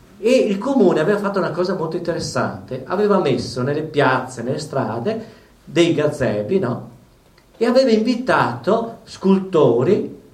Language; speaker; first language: Italian; native; Italian